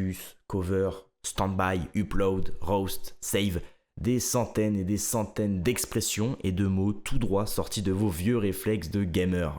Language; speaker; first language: French; native; French